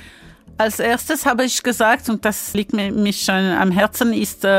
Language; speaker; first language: German; non-native, fluent; French